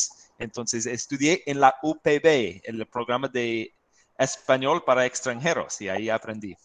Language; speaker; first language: Spanish; non-native, fluent; English